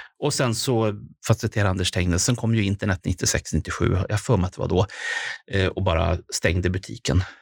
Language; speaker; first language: Swedish; native; Swedish